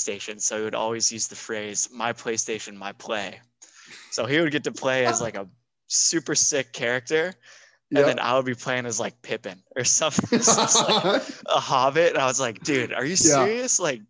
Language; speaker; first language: English; native; English